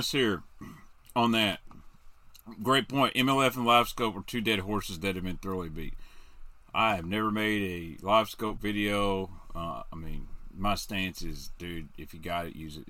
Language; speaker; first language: English; native; English